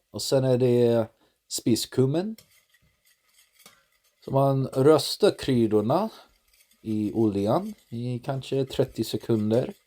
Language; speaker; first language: Swedish; non-native, learner; English